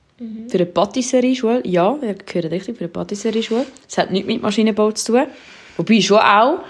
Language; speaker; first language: German; native; German